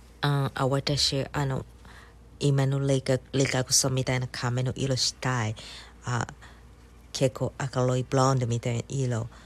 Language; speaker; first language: Japanese; non-native, learner; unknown